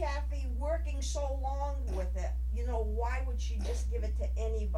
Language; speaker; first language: English; early bilingual, other home language; Armenian